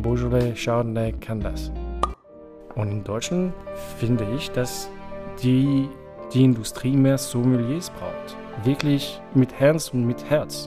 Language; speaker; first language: German; non-native, fluent; French